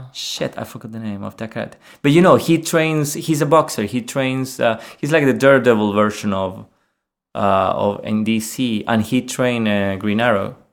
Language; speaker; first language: English; non-native, fluent; Spanish